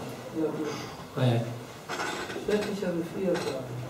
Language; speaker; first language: German; non-native, learner; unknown